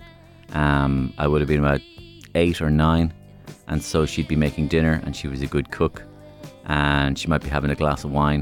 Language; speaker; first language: English; native; English